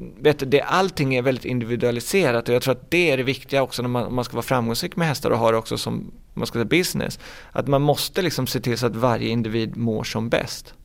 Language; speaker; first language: Swedish; native; Swedish